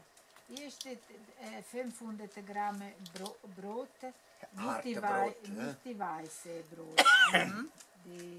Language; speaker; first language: German; non-native, learner; Italian